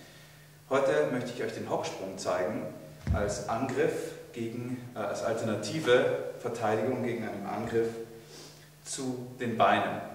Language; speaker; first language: German; native; German